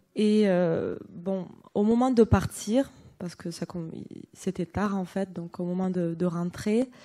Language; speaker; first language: French; native; French